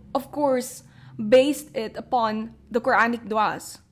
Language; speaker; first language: English; non-native, local second language; Filipino